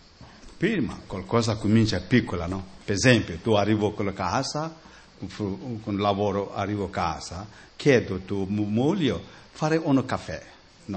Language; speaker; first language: Italian; non-native, learner; Tibetan